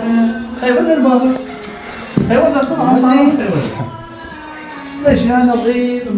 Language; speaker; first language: Arabic; native; Arabic